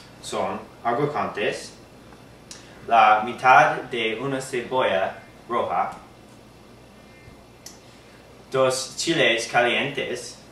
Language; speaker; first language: Spanish; non-native, learner; English